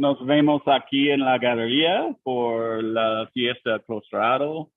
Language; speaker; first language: Spanish; non-native, learner; English